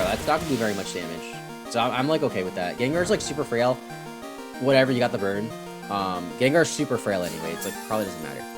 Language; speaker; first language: English; native; English